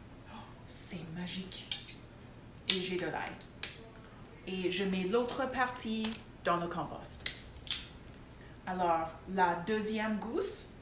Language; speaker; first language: French; non-native, local second language; English